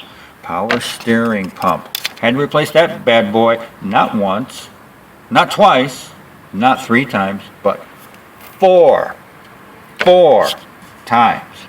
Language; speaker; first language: English; native; English